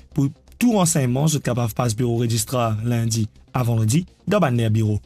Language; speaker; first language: French; non-native, local second language; Morisyen